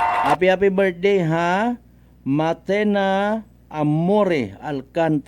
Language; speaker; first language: English; non-native, local second language; Aklanon